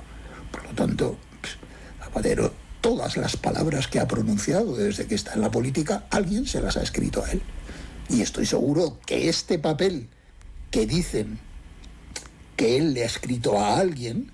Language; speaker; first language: Spanish; native; Spanish